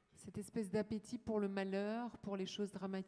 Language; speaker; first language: French; native; French